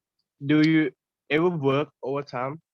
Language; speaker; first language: English; non-native, learner; Thai